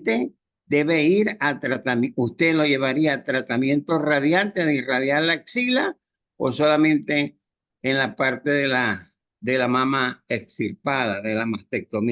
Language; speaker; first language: Spanish; native; Spanish